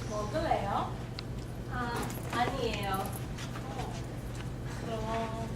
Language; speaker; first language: Korean; non-native, learner; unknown